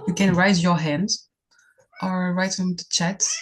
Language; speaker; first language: English; non-native, fluent; French